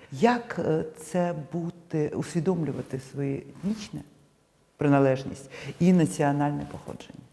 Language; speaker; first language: Ukrainian; native; Ukrainian